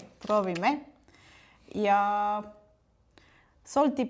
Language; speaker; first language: Estonian; non-native, learner; Spanish